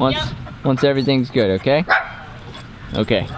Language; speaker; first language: English; native; English